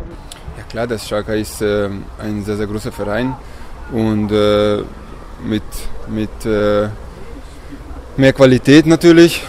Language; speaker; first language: German; non-native, learner; Hungarian